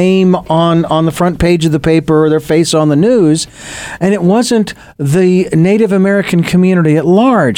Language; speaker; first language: English; native; English